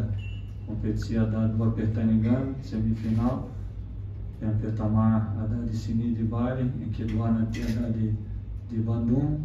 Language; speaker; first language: Indonesian; non-native, fluent; Portuguese